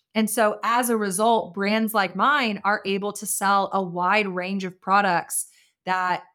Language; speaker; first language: English; native; English